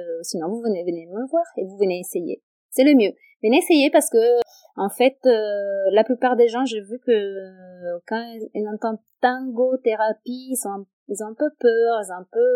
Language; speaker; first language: French; non-native, fluent; Italian